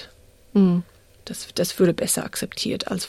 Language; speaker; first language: German; non-native, fluent; English